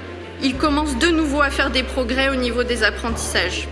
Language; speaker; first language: French; native; French